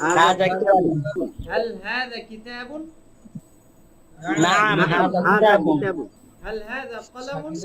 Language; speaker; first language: Arabic; non-native, local second language; Bangla